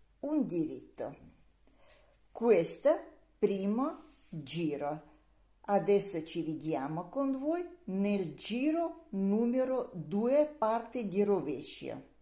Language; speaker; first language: Italian; non-native, learner; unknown